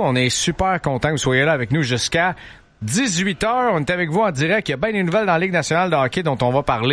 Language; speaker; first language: French; native; French